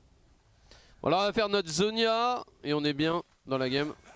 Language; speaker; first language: French; native; French